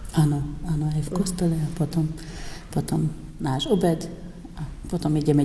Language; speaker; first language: Slovak; early bilingual, heritage; Slovak